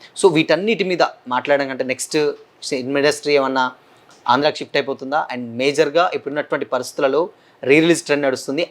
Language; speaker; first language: Telugu; native; Telugu